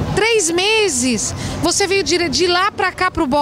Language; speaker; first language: Portuguese; native; Portuguese